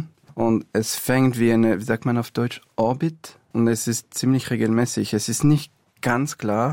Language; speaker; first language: German; non-native, fluent; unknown